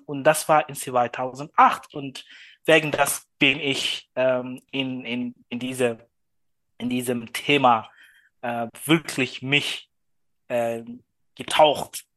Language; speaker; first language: German; non-native, learner; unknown